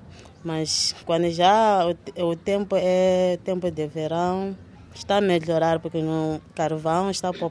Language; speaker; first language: Portuguese; non-native, local second language; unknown